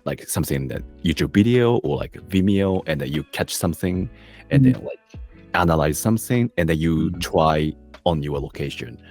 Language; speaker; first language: English; non-native, fluent; Japanese